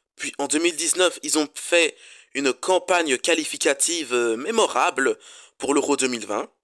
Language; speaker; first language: French; native; French